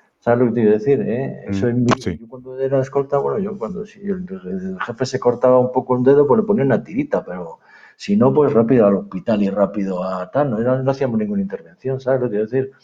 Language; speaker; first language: Spanish; native; Spanish